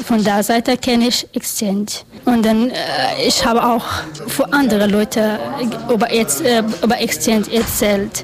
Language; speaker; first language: German; non-native, learner; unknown